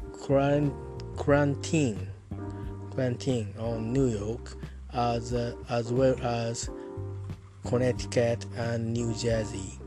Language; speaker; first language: English; non-native, learner; Japanese